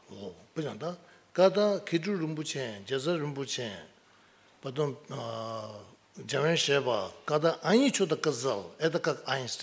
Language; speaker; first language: Russian; non-native, learner; Tibetan